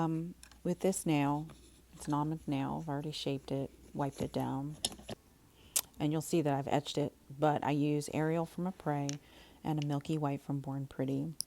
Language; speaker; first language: English; native; English